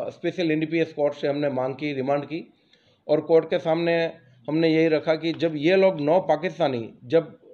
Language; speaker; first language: Hindi; non-native, local second language; Gujarati